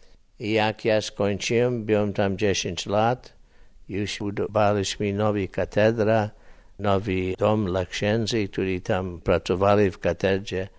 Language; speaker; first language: Polish; early bilingual, heritage; English